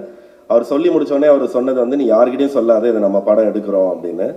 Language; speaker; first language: Tamil; native; Tamil